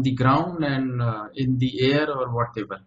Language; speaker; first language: English; native; English